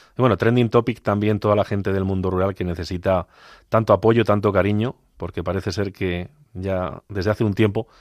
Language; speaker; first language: Spanish; native; Spanish